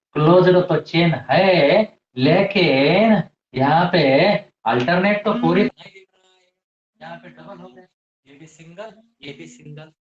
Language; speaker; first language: Hindi; non-native, local second language; Marathi